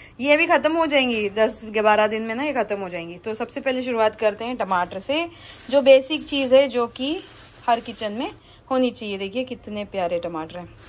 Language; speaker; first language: Hindi; non-native, local second language; Marathi